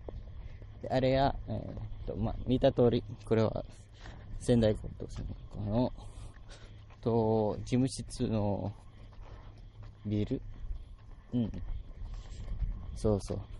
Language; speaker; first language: Japanese; non-native, learner; Malay